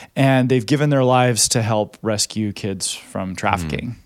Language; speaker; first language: English; native; English